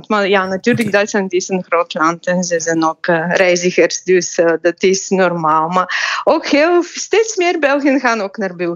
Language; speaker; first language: Dutch; non-native, fluent; Bulgarian